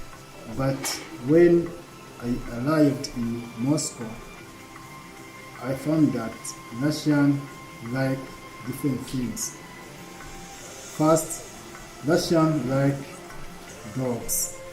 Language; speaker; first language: English; non-native, learner; Kinyarwanda